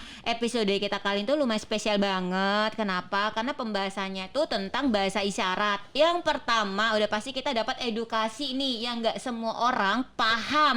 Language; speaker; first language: Indonesian; native; Indonesian